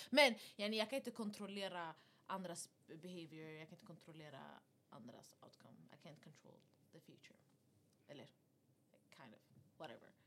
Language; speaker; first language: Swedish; early bilingual, other home language; Arabic